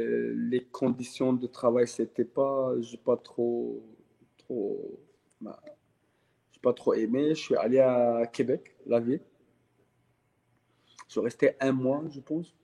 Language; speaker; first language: French; non-native, local second language; Arabic